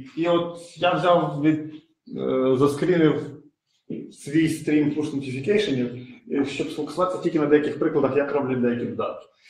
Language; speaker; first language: Ukrainian; native; Ukrainian